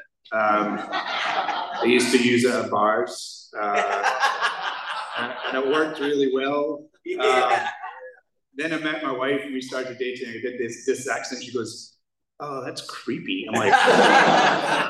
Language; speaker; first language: English; native; English